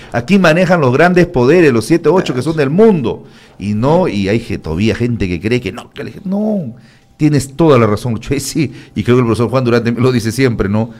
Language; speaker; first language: Spanish; native; Spanish